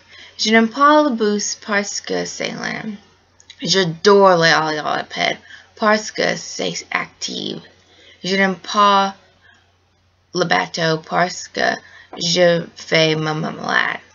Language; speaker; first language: French; non-native, learner; English